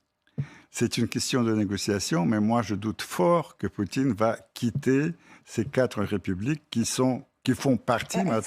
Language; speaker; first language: French; non-native, fluent; Russian